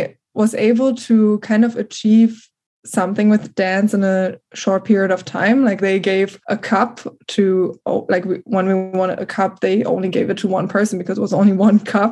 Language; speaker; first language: English; non-native, fluent; German